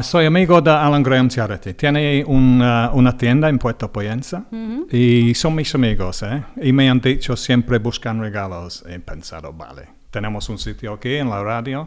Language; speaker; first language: Spanish; non-native, learner; English